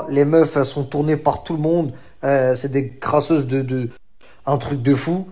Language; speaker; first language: French; native; French